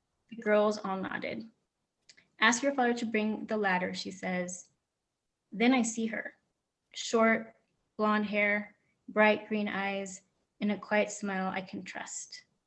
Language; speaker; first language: English; early bilingual, other home language; Spanish